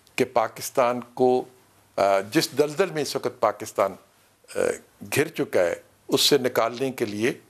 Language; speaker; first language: Urdu; non-native, local second language; Punjabi